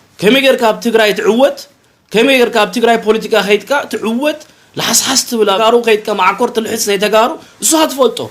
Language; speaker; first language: Tigrinya; early bilingual, heritage; Tigrinya